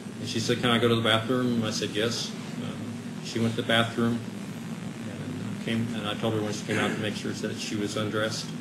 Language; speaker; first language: English; native; English